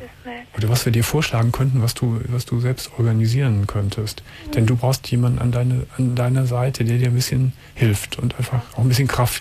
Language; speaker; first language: German; native; German